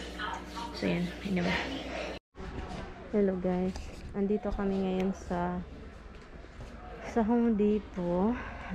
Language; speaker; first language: Filipino; native; Filipino